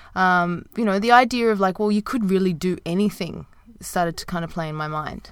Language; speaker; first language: English; native; English